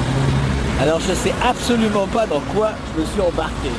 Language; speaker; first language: French; native; French